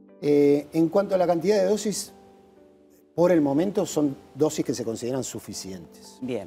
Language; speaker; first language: Spanish; native; Spanish